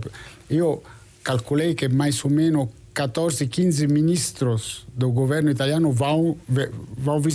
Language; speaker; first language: Portuguese; non-native, fluent; Italian